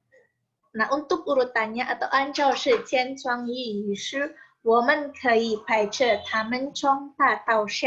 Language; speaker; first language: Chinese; non-native, learner; Indonesian